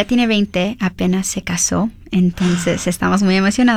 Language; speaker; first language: Spanish; early bilingual, heritage; Spanish